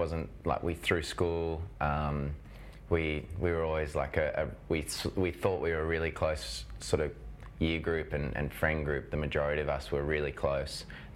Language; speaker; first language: English; native; English